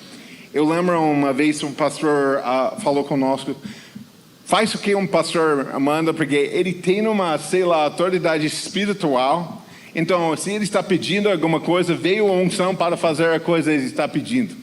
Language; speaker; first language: Portuguese; non-native, fluent; English